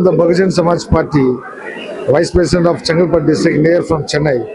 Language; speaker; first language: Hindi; non-native, local second language; Tamil